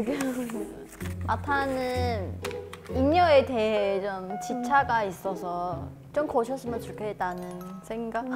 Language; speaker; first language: Korean; non-native, fluent; Chinese